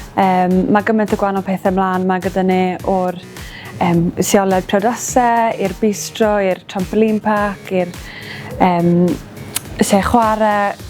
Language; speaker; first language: Welsh; native; Welsh